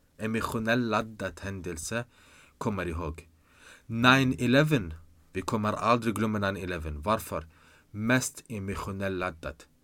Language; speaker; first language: Swedish; non-native, fluent; Arabic